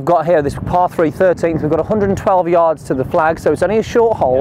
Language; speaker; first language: English; native; English